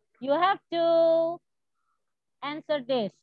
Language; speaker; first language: English; non-native, learner; Indonesian